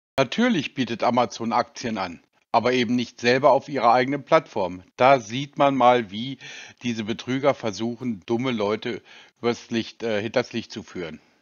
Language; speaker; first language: German; native; German